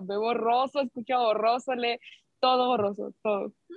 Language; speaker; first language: Spanish; early bilingual, heritage; Spanish